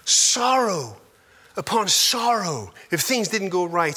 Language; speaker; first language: English; native; English